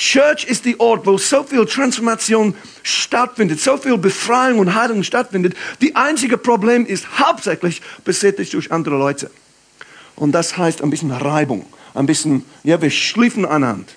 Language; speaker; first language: German; non-native, fluent; English